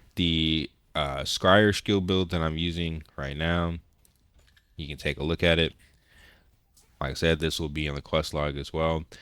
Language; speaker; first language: English; native; English